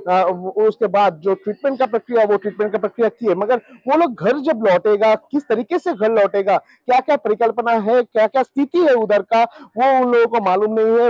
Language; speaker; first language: Hindi; non-native, local second language; Bangla